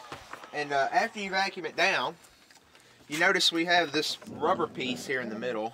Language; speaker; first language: English; native; English